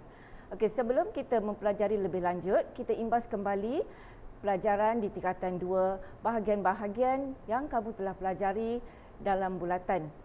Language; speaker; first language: Malay; native; Malay